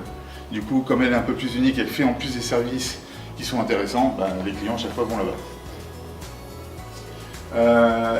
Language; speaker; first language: French; native; French